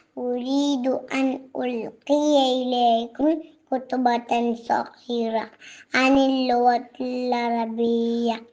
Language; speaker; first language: Arabic; non-native, learner; Malayalam